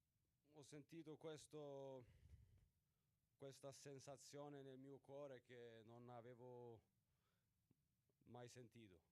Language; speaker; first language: Italian; non-native, learner; Swedish